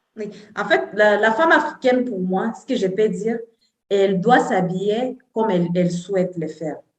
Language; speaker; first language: French; non-native, local second language; Swahili